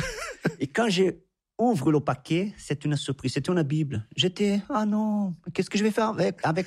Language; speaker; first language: French; non-native, fluent; Portuguese